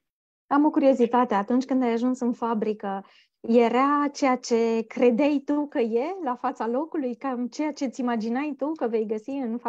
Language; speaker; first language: Romanian; native; Romanian